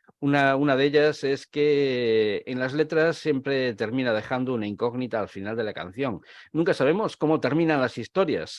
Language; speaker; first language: Spanish; native; Spanish